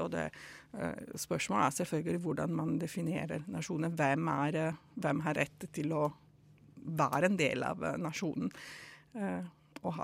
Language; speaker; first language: Norwegian; non-native, fluent; Italian